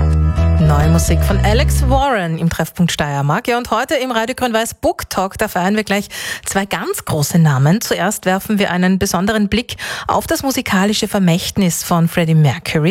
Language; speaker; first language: German; native; German